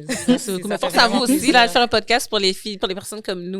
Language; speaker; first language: French; native; French